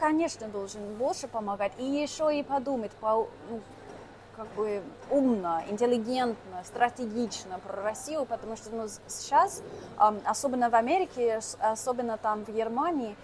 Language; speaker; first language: Russian; non-native, fluent; English